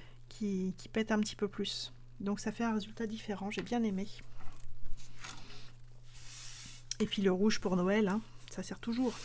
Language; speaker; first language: French; native; French